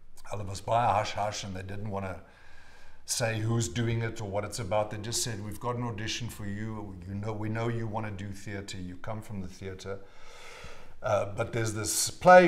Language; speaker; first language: English; non-native, local second language; Afrikaans